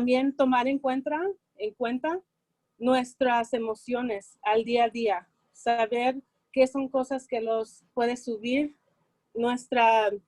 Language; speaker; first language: Spanish; early bilingual, heritage; Spanish